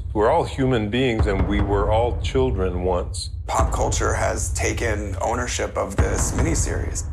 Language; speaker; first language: English; native; English